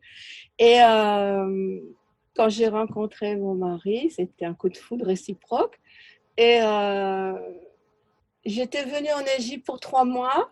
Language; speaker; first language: French; native; French